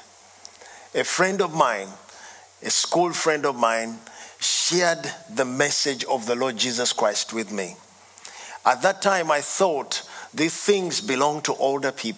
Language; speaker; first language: English; non-native, local second language; Ganda